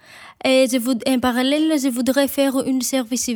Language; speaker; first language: French; non-native, fluent; Greek